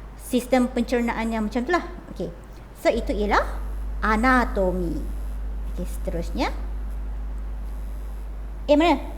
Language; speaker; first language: Malay; native; Malay